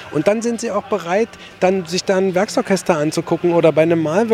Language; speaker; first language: German; native; German